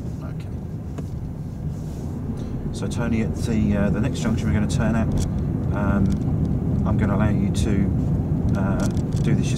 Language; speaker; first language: English; native; English